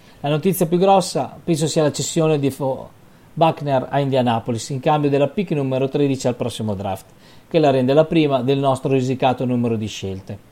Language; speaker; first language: Italian; native; Italian